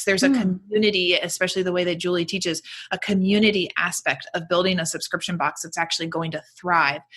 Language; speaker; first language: English; native; English